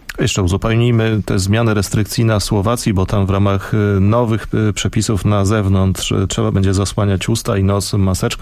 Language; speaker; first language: Polish; native; Polish